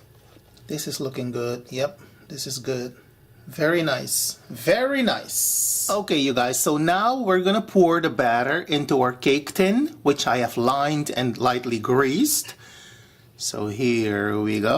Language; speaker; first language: English; non-native, fluent; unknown